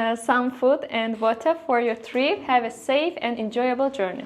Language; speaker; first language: English; non-native, fluent; Azerbaijani